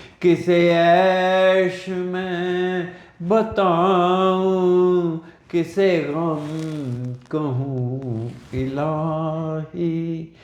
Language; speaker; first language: Urdu; non-native, local second language; Punjabi